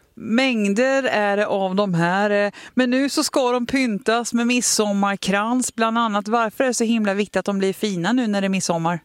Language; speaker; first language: Swedish; native; Swedish